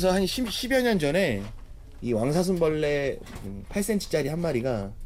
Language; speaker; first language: Korean; native; Korean